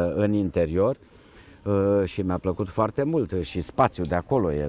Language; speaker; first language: Romanian; native; Romanian